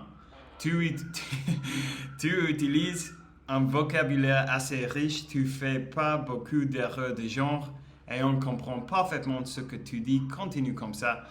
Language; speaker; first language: French; non-native, learner; English